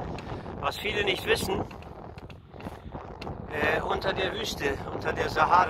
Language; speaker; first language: German; early bilingual, other home language; Turkish